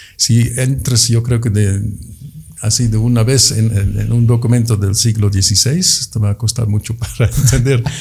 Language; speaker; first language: Spanish; non-native, fluent; Dutch